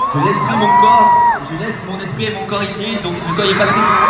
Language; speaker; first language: French; native; French